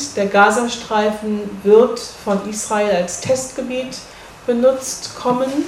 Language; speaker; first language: German; native; German